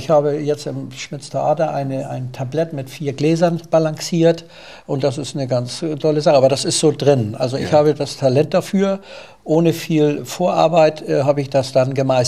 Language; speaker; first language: German; native; German